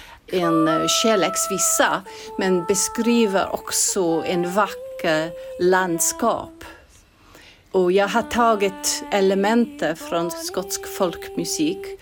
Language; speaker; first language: Swedish; non-native, fluent; English